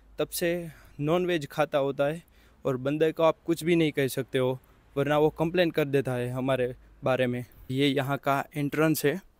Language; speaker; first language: Hindi; non-native, local second language; Gujarati